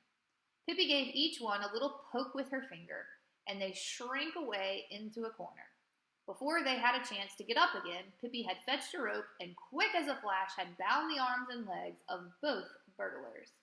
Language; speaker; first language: English; native; English